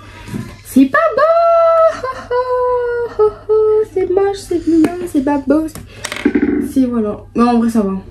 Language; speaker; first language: French; native; French